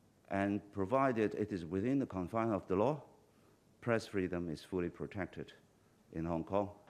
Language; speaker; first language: English; non-native, local second language; Cantonese